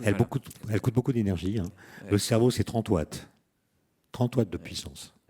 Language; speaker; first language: French; native; French